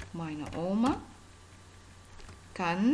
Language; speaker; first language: German; non-native, fluent; Arabic